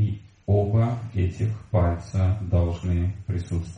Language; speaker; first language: Russian; native; Russian